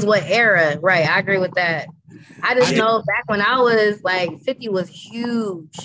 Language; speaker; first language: English; native; English